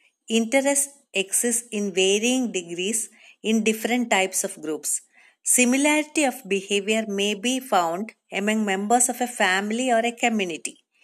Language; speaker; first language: English; non-native, local second language; Malayalam